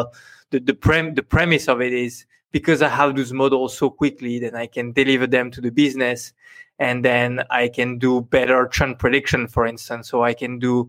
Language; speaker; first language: English; non-native, fluent; French